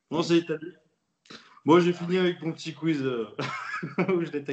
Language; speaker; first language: French; native; French